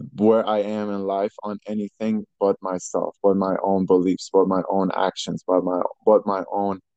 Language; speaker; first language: English; early bilingual, other home language; Persian